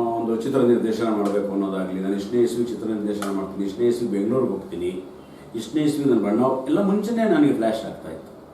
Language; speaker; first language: Kannada; native; Kannada